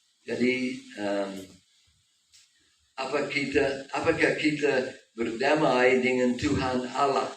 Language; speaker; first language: Indonesian; non-native, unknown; English